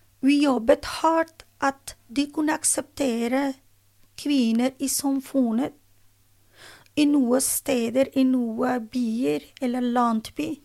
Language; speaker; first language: Norwegian; non-native, learner; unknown